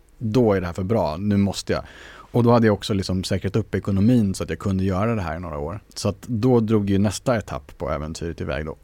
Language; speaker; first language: Swedish; native; Swedish